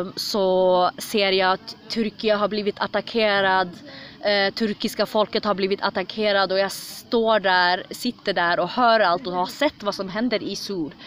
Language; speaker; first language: Swedish; early bilingual, other home language; Kurdish